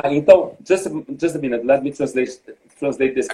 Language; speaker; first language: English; non-native, fluent; Portuguese